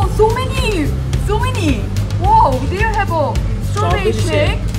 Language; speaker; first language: English; non-native, learner; Korean